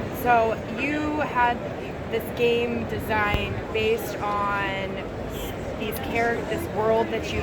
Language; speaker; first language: English; native; English